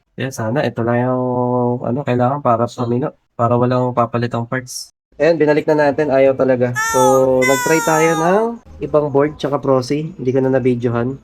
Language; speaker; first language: Filipino; native; Filipino